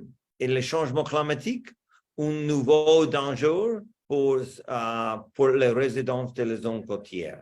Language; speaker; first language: French; non-native, learner; English